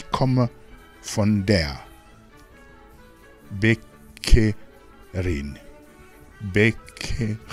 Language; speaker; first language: German; non-native, fluent; Rundi